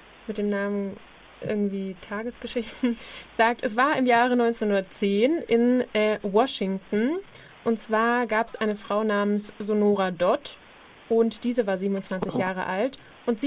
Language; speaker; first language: German; native; German